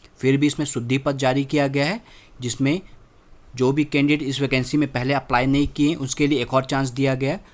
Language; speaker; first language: Hindi; native; Hindi